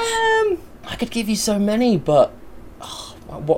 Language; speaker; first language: English; native; English